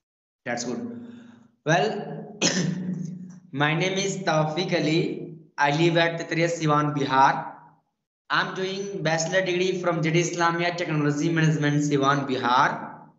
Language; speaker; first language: English; non-native, learner; Hindi